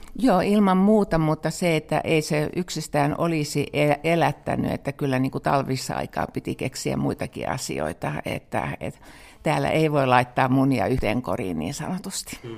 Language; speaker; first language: Finnish; native; Finnish